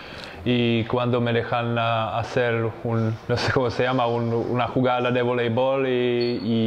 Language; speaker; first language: Spanish; non-native, fluent; Czech